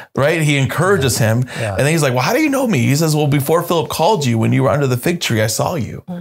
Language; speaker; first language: English; native; English